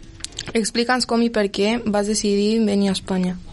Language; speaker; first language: Catalan; early bilingual, other home language; Romanian